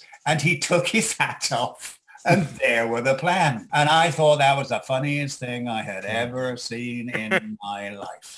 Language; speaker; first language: English; native; English